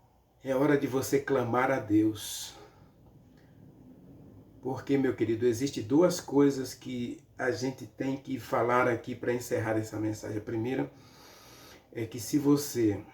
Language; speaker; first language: Portuguese; native; Portuguese